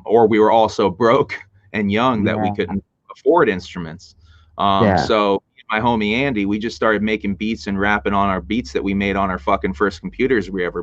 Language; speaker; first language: English; native; English